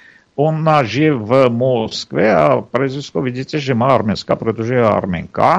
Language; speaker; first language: Slovak; non-native, fluent; Armenian